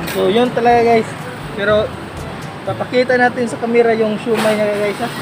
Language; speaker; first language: Filipino; non-native, local second language; Cebuano